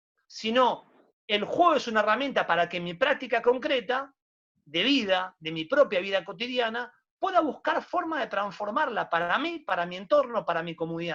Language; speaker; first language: Spanish; native; Spanish